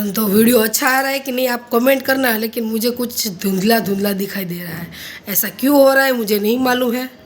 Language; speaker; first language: Hindi; non-native, local second language; Gujarati